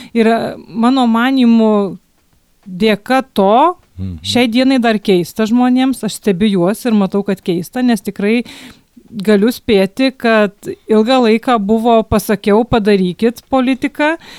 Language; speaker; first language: Lithuanian; native; Lithuanian